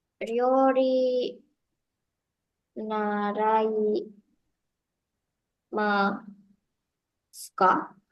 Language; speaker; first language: Japanese; non-native, learner; Indonesian